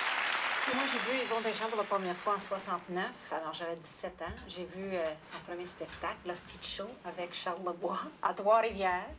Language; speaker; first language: French; non-native, local second language; English